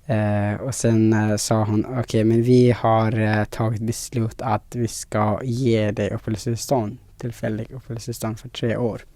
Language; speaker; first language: Swedish; non-native, fluent; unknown